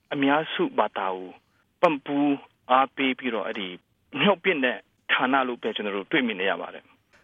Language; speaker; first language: Burmese; non-native, local second language; Hakha Chin